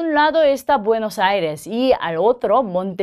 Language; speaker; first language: Spanish; non-native, fluent; Korean